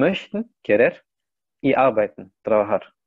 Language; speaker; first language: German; non-native, fluent; Spanish